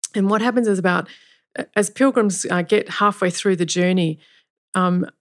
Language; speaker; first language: English; native; English